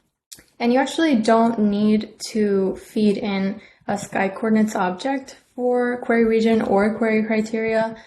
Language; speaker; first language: English; native; English